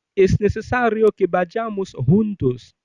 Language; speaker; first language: Spanish; non-native, fluent; Haitian Creole